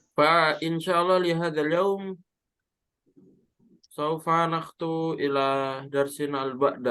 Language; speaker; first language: Arabic; non-native, fluent; Indonesian